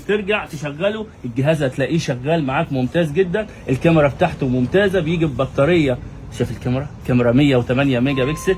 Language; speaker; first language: Arabic; native; Arabic